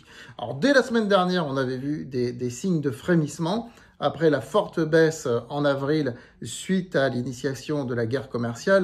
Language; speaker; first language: French; native; French